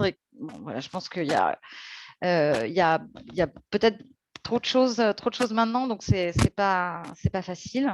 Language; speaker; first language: French; native; French